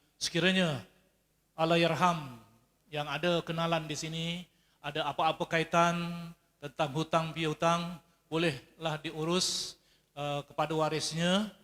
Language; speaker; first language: Malay; native; Malay